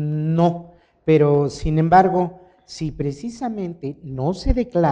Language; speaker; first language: Spanish; native; Spanish